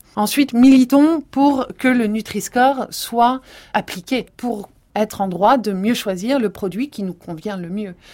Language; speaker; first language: French; native; French